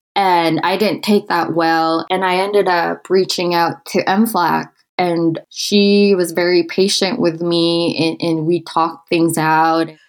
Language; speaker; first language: English; non-native, local second language; Filipino